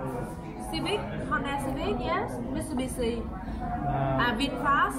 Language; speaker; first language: English; non-native, learner; Vietnamese